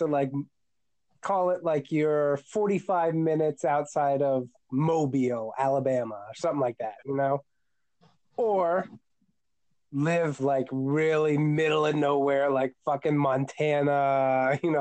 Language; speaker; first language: English; native; English